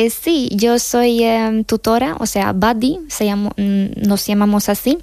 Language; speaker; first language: Spanish; non-native, fluent; Hungarian